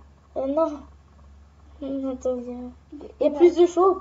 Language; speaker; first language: French; native; French